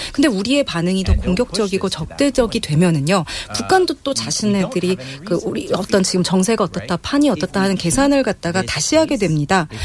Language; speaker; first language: Korean; non-native, fluent; English